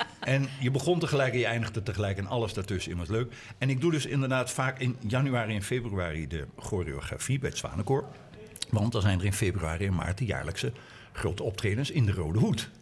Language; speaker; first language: Dutch; native; Dutch